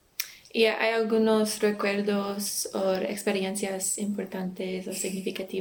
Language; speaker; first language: Spanish; non-native, learner; English